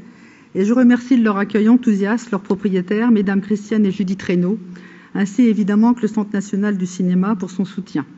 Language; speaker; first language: French; native; French